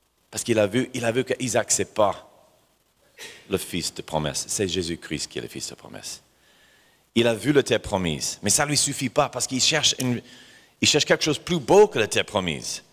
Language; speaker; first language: French; non-native, fluent; English